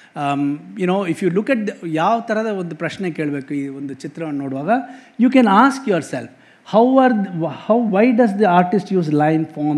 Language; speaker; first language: English; non-native, local second language; Kannada